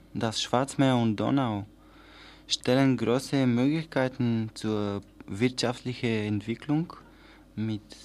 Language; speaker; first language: German; non-native, learner; Bulgarian